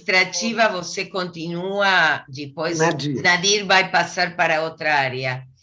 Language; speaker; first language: Portuguese; non-native, learner; Spanish